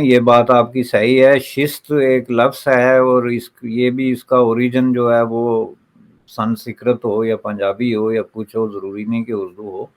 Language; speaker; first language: Urdu; non-native, local second language; Pahari-Potwari